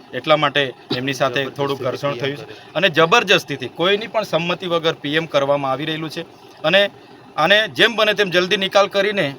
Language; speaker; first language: Gujarati; non-native, local second language; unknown